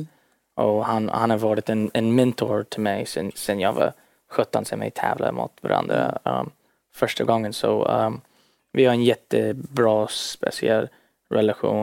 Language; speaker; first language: Swedish; early bilingual, heritage; English